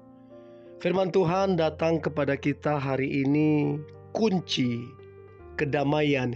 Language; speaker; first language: Indonesian; native; Indonesian